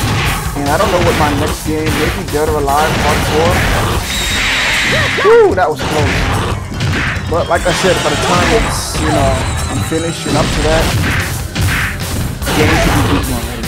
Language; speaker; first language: English; native; English